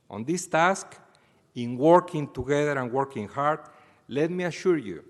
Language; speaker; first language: English; non-native, fluent; Spanish